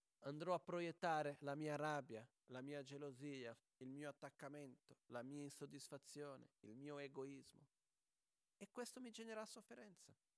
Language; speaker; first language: Italian; non-native, fluent; Portuguese